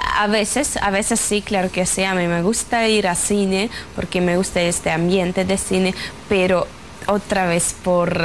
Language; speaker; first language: Spanish; non-native, fluent; Russian